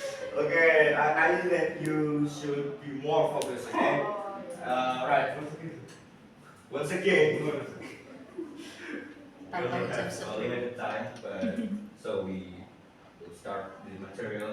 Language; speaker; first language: English; non-native, learner; Indonesian